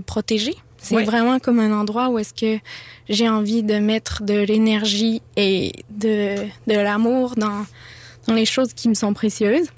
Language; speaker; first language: French; native; French